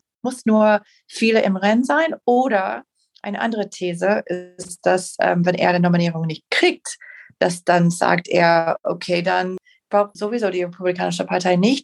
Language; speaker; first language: German; non-native, fluent; English